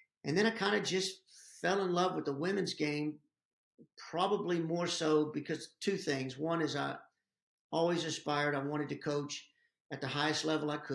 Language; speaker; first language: English; native; English